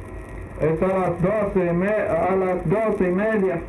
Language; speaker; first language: Spanish; non-native, learner; English